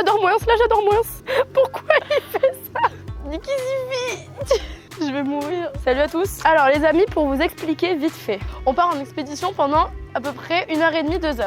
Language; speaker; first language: French; native; French